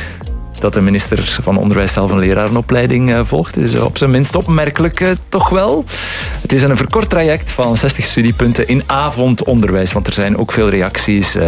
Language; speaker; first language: Dutch; native; Dutch